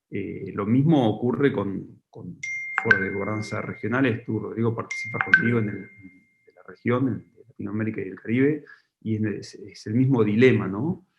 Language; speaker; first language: Spanish; native; Spanish